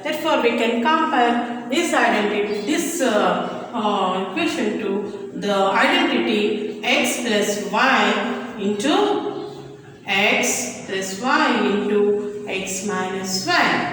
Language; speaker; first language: English; non-native, local second language; Kannada